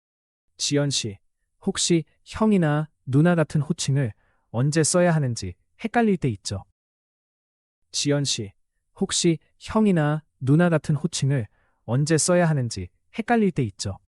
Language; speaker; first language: Korean; non-native, fluent; Chinese